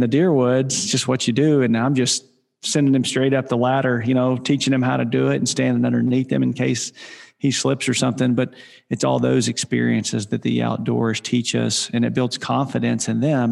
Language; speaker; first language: English; native; English